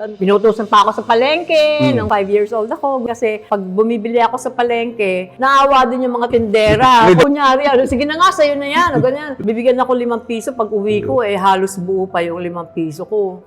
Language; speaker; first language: Filipino; native; Filipino